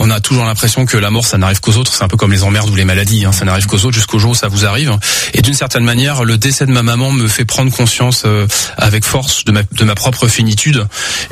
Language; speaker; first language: French; native; French